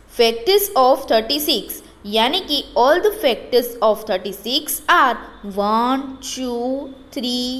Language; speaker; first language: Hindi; non-native, local second language; Gujarati